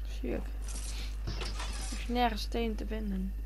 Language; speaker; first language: Dutch; native; Dutch